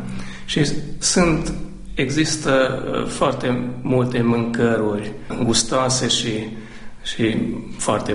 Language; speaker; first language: Romanian; non-native, local second language; Hungarian